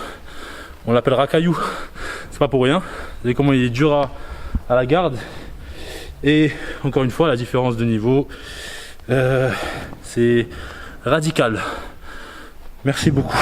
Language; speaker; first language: French; native; French